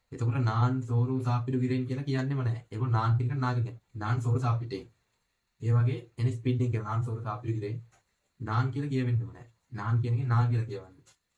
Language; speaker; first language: Sinhala; non-native, local second language; Tamil